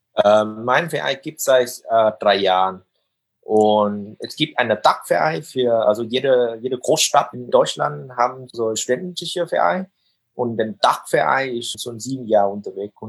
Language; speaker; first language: German; non-native, fluent; Vietnamese